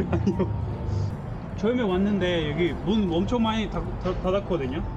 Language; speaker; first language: Korean; non-native, fluent; Russian